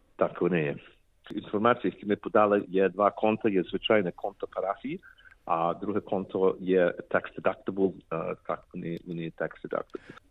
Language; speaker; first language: Ukrainian; early bilingual, heritage; Ukrainian